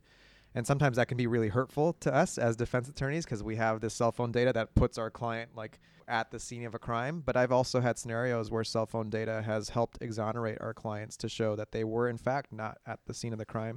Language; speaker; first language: English; native; English